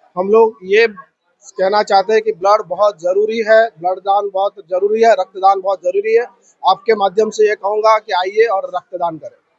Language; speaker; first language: Hindi; non-native, local second language; Gujarati